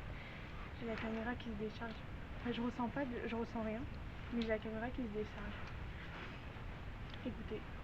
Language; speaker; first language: French; native; French